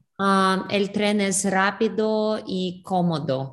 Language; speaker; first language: Spanish; non-native, learner; English